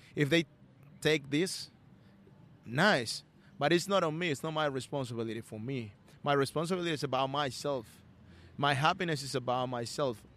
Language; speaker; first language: English; non-native, learner; Spanish